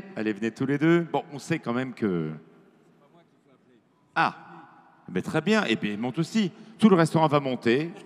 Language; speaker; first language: French; native; French